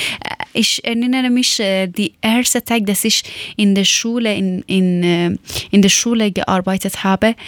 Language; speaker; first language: German; non-native, learner; Persian